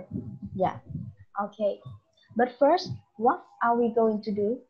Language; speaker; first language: English; non-native, fluent; Vietnamese